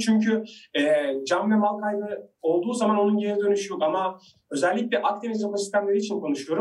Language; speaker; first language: Turkish; native; Turkish